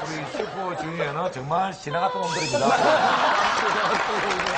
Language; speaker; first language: Korean; native; Korean